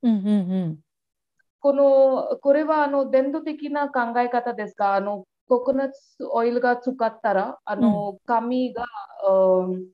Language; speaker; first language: Japanese; non-native, learner; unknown